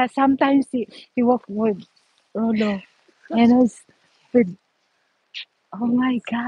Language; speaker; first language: English; non-native, learner; Filipino